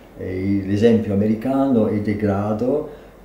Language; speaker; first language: Italian; non-native, fluent; English